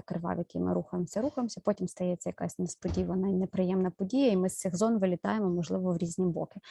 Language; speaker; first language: Ukrainian; native; Ukrainian